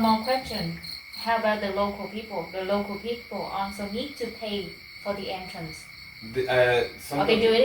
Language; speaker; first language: English; non-native, fluent; Vietnamese